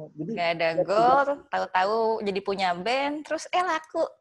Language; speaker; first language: Indonesian; native; Indonesian